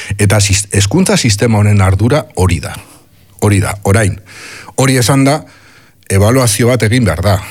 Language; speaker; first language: Basque; non-native, local second language; Spanish